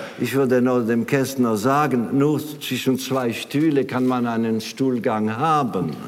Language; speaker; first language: German; non-native, local second language; Swiss German